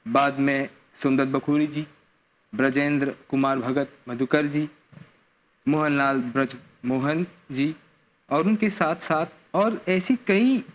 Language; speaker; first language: Hindi; non-native, local second language; Morisyen